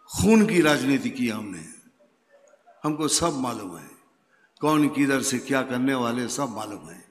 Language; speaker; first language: Hindi; non-native, local second language; Bangla